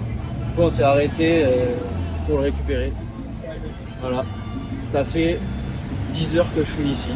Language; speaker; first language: French; native; French